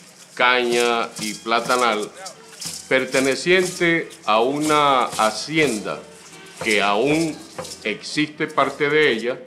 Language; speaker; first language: Spanish; native; Spanish